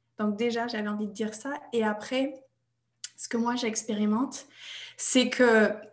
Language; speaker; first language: French; non-native, fluent; English